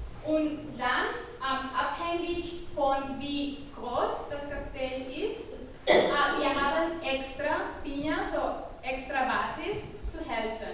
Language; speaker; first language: German; non-native, learner; Catalan